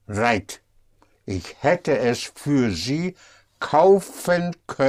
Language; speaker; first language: German; non-native, fluent; English